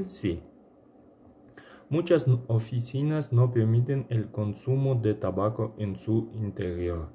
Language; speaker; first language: Spanish; non-native, learner; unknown